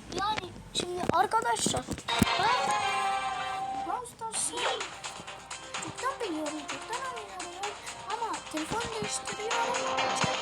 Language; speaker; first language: Turkish; non-native, learner; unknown